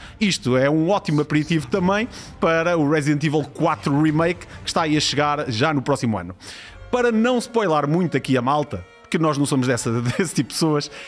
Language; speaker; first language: Portuguese; native; Portuguese